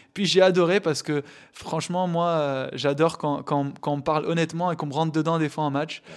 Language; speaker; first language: French; non-native, local second language; Arabic